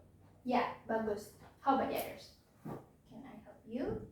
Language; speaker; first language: English; non-native, learner; Indonesian